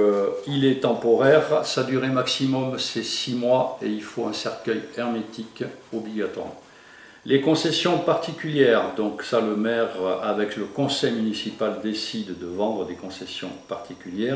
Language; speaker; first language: French; native; French